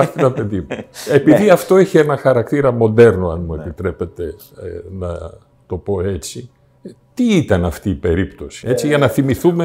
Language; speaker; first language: Greek; native; Greek